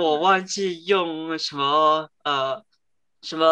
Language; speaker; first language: Chinese; early bilingual, heritage; Cantonese